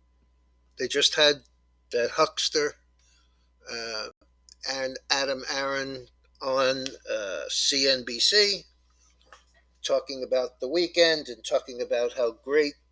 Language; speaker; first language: English; native; English